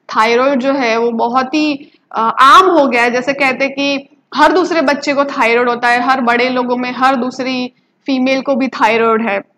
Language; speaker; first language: Hindi; non-native, local second language; Gujarati